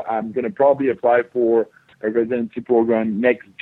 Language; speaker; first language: English; non-native, fluent; French